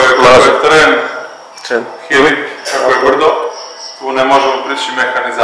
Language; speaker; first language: Polish; non-native, learner; Croatian